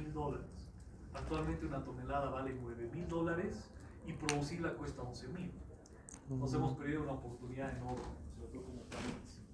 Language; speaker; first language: Spanish; native; Spanish